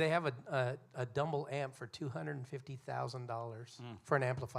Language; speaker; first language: English; native; English